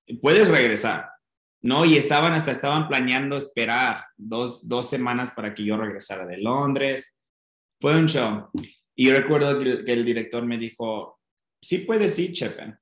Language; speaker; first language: Spanish; non-native, fluent; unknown